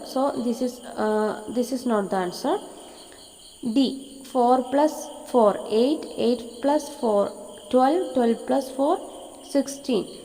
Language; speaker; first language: English; non-native, local second language; Malayalam